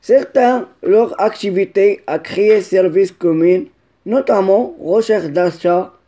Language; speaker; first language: French; non-native, local second language; Arabic